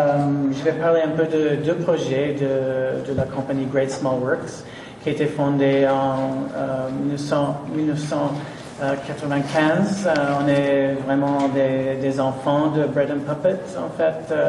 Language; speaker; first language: French; non-native, fluent; English